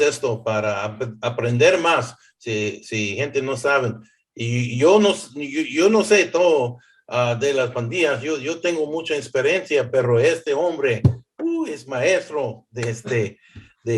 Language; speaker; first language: Spanish; early bilingual, heritage; English